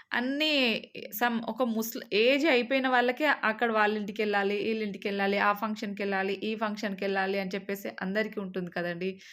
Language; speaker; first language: Telugu; native; Telugu